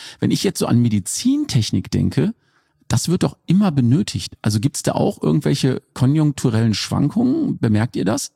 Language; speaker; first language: German; native; German